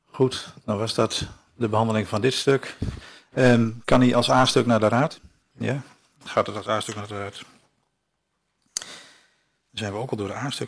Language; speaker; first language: Dutch; native; Dutch